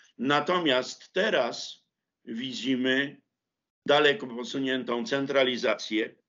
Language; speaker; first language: Polish; native; Polish